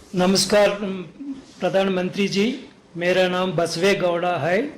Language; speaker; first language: Hindi; non-native, local second language; Kannada